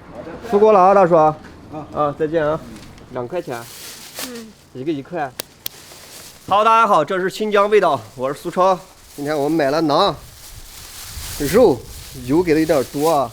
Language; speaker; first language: Chinese; native; Chinese